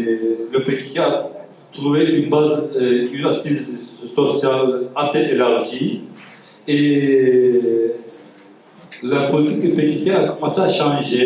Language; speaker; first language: French; non-native, fluent; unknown